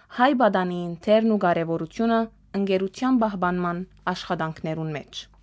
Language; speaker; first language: Armenian; early bilingual, heritage; Armenian